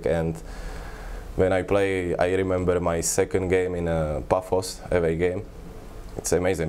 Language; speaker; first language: English; non-native, learner; Czech